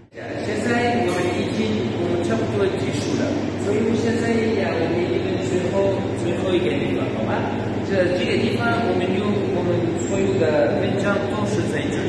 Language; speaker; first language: Chinese; non-native, fluent; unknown